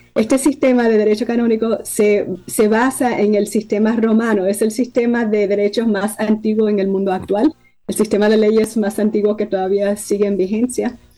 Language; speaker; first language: Spanish; early bilingual, heritage; Spanish